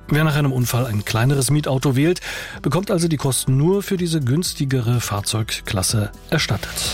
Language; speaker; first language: German; native; German